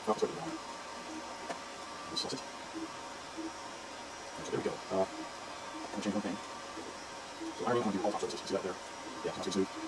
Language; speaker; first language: English; native; English